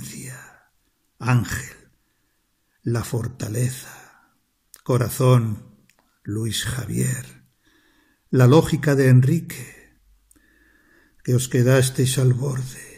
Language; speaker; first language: Spanish; native; Spanish